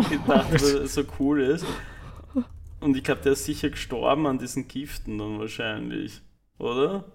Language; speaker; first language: German; native; German